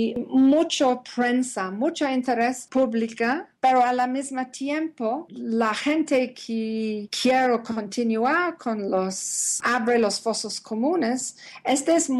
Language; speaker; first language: Spanish; non-native, learner; English